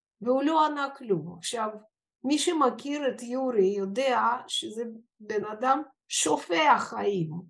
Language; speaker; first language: Hebrew; non-native, fluent; Russian